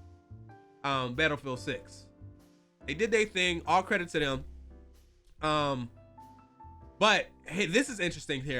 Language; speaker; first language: English; native; English